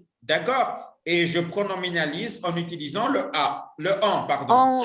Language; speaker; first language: French; non-native, local second language; Arabic